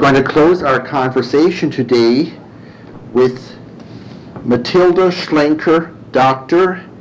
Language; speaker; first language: English; early bilingual, other home language; German